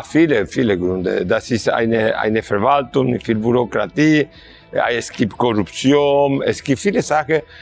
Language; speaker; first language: German; non-native, fluent; Spanish